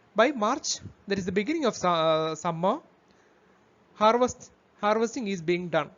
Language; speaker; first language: English; non-native, local second language; Malayalam